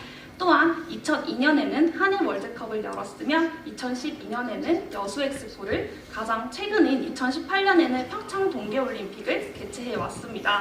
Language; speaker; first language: Korean; native; Korean